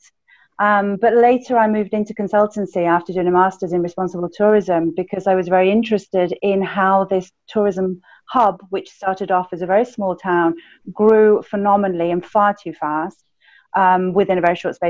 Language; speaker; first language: English; native; English